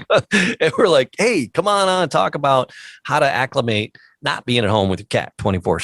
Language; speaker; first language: English; native; English